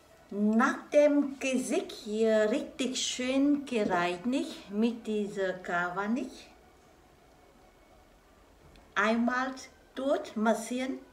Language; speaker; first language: German; non-native, learner; Vietnamese